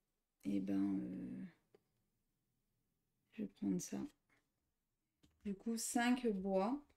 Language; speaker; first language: French; native; French